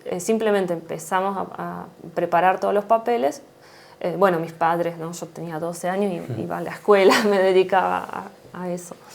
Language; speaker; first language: Spanish; non-native, fluent; Russian